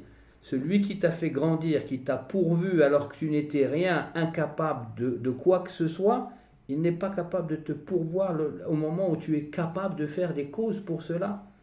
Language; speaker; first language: French; native; French